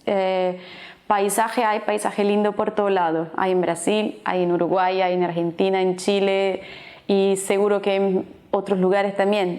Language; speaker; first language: Spanish; non-native, fluent; Portuguese